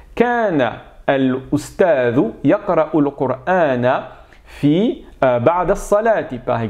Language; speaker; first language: Arabic; non-native, fluent; French